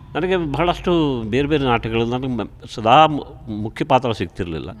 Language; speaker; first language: Kannada; early bilingual, other home language; Konkani